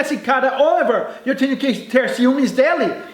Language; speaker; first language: Portuguese; non-native, fluent; English